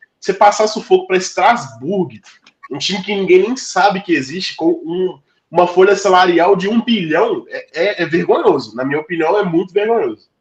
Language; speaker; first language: Portuguese; native; Portuguese